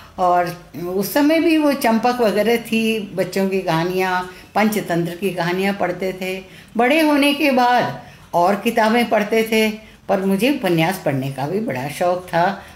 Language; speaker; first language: Hindi; non-native, local second language; Tamil